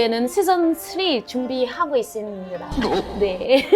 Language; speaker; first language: Korean; non-native, fluent; French